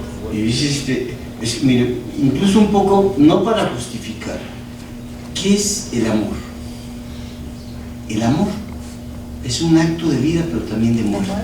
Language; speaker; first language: Spanish; native; Spanish